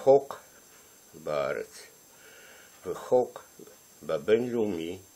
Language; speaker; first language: Hebrew; non-native, fluent; Russian